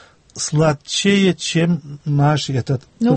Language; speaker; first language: Russian; non-native, local second language; Turkmen